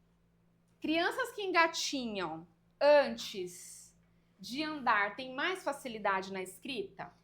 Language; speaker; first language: Portuguese; native; Portuguese